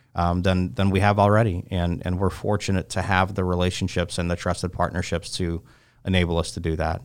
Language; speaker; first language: English; native; English